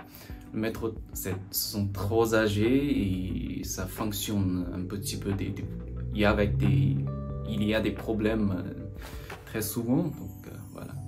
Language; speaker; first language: French; non-native, learner; Chinese